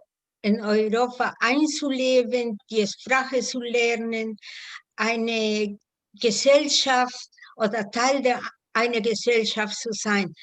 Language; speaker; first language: German; non-native, fluent; Spanish